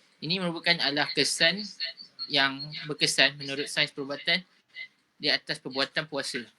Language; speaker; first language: Malay; native; Malay